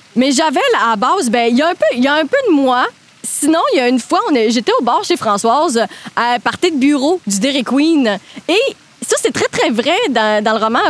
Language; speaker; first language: French; native; French